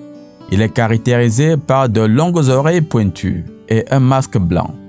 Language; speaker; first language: French; native; French